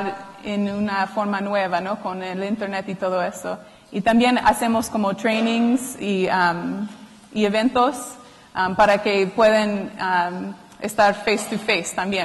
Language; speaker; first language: Spanish; non-native, fluent; English